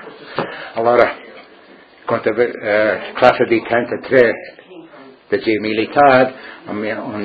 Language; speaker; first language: Italian; early bilingual, heritage; Friulian